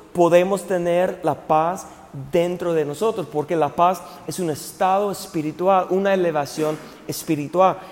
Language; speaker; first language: Spanish; non-native, fluent; English